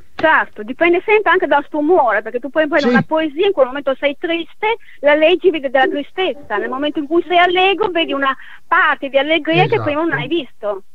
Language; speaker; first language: Italian; native; Italian